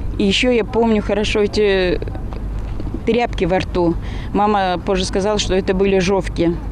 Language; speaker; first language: Russian; native; Russian